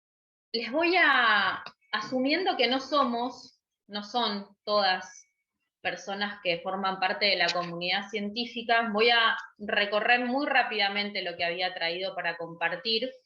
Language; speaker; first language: Spanish; native; Spanish